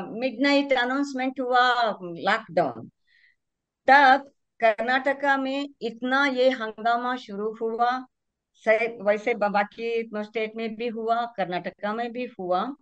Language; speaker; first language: Hindi; non-native, local second language; Kannada